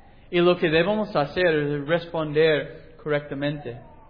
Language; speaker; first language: Spanish; non-native, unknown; English